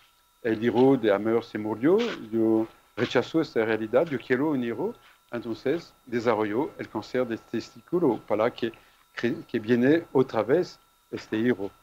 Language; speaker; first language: Spanish; non-native, fluent; French